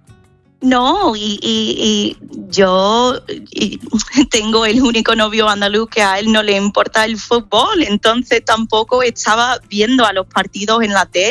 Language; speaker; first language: Spanish; non-native, fluent; English